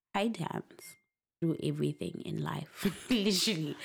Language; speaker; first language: English; non-native, local second language; Shona